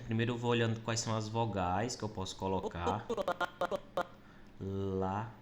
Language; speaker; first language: Portuguese; native; Portuguese